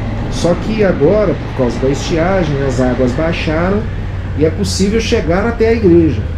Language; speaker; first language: Portuguese; native; Portuguese